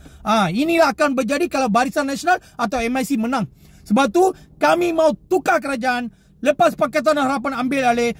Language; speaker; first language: Malay; non-native, local second language; Tamil